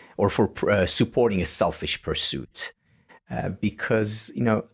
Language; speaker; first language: English; non-native, fluent; Hebrew